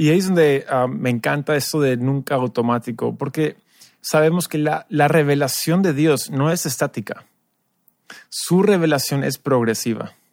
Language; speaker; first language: Spanish; early bilingual, other home language; English